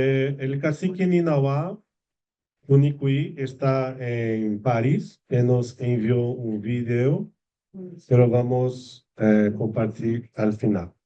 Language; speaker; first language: Spanish; non-native, fluent; Portuguese